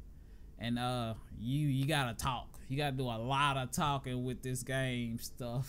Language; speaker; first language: English; native; English